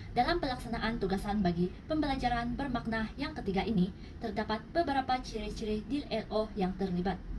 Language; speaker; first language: Malay; non-native, local second language; Central Dusun